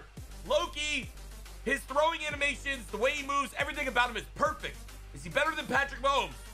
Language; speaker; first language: English; native; English